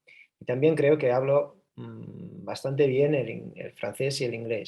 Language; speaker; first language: Spanish; early bilingual, heritage; Spanish